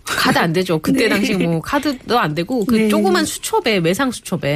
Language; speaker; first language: Korean; native; Korean